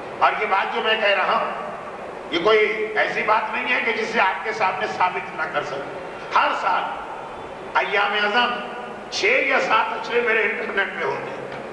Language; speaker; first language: Urdu; native; Urdu